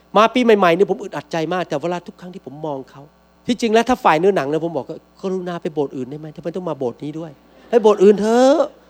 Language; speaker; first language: Thai; native; Thai